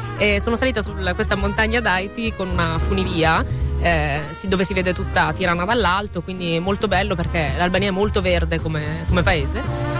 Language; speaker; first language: Italian; early bilingual, other home language; Albanian